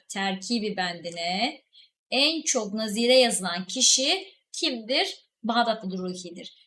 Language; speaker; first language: Turkish; native; Turkish